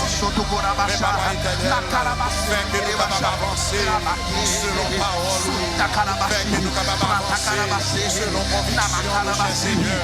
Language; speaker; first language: French; non-native, local second language; Haitian Creole